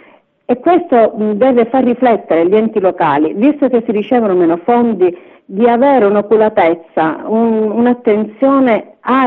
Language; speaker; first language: Italian; native; Italian